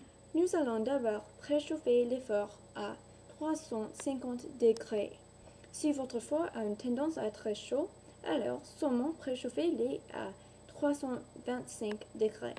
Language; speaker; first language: French; non-native, learner; English